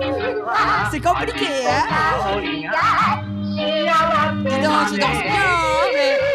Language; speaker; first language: French; non-native, fluent; Japanese